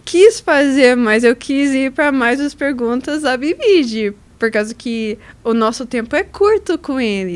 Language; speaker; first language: Portuguese; non-native, learner; English